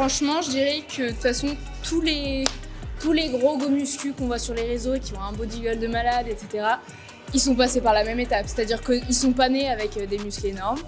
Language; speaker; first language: French; native; French